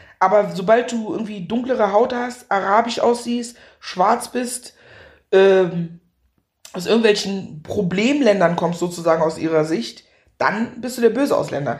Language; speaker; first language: German; early bilingual, other home language; Akan